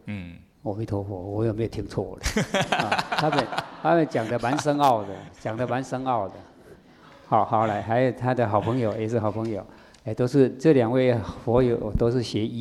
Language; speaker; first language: Chinese; native; Chinese